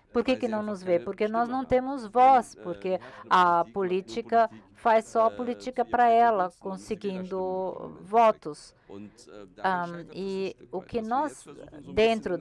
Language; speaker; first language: Portuguese; non-native, learner; German